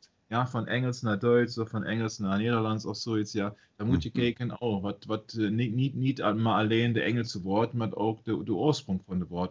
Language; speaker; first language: Dutch; non-native, fluent; German